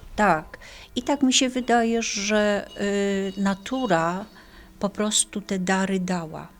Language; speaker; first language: Polish; native; Polish